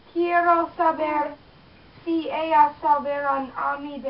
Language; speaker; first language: Spanish; non-native, learner; English